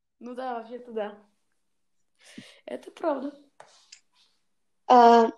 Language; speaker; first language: Russian; early bilingual, heritage; Russian